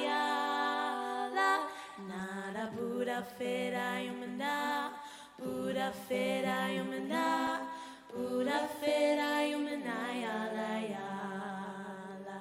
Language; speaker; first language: English; non-native, local second language; Cebuano